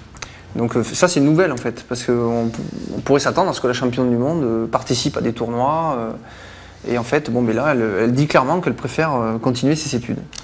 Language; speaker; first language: French; native; French